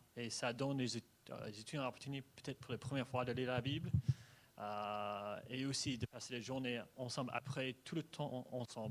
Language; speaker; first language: French; non-native, fluent; English